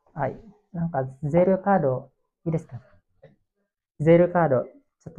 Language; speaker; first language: Japanese; non-native, learner; Indonesian